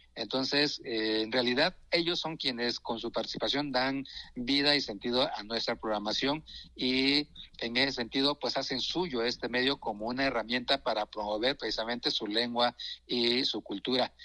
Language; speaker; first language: Spanish; non-native, local second language; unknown